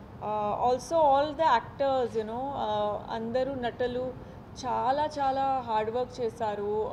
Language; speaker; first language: Telugu; non-native, fluent; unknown